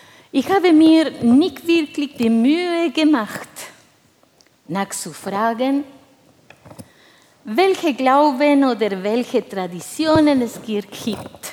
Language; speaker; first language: German; non-native, fluent; Spanish